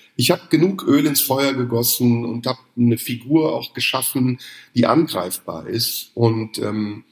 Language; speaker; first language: German; early bilingual, other home language; Turkish